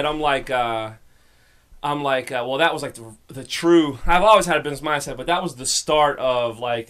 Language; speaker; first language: English; native; English